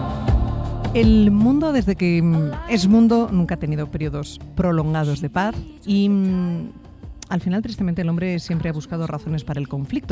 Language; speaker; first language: Spanish; native; Spanish